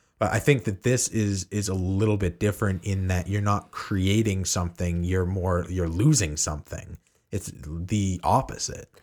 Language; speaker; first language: English; native; English